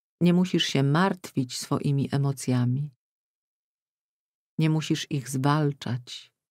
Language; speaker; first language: Polish; native; Polish